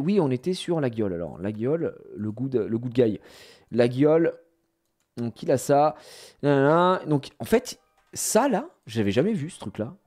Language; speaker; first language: French; native; French